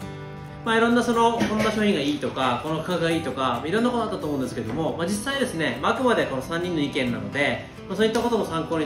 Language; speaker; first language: Japanese; native; Japanese